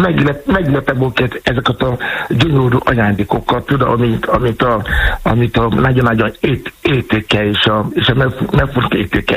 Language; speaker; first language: Hungarian; non-native, fluent; Yoruba